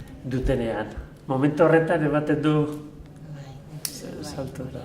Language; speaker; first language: Basque; non-native, local second language; Spanish